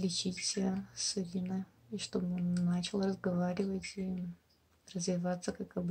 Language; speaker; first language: Russian; non-native, local second language; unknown